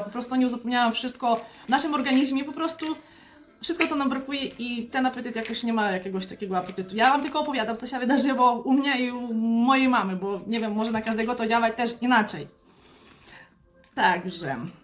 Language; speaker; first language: Polish; non-native, fluent; Ukrainian